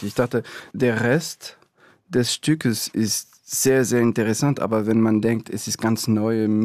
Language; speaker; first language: German; non-native, fluent; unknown